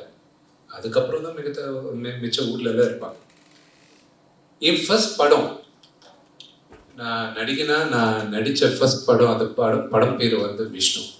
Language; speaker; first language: Tamil; non-native, fluent; Telugu